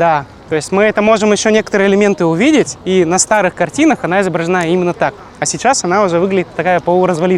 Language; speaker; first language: Russian; native; Russian